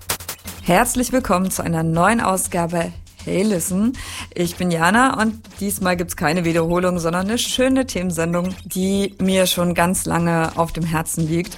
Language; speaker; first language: German; native; German